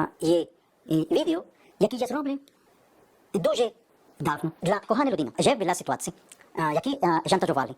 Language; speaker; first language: Ukrainian; non-native, learner; Spanish